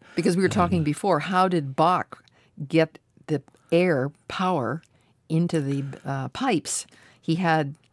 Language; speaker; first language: English; native; English